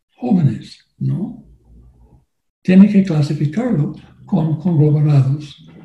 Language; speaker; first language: Spanish; non-native, learner; English